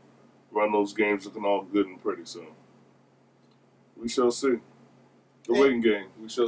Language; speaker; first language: English; native; English